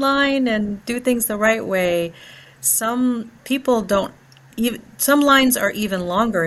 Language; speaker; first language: English; early bilingual, other home language; Spanish